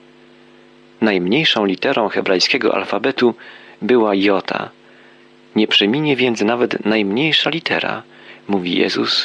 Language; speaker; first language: Polish; native; Polish